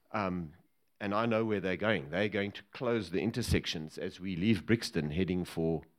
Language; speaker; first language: English; native; English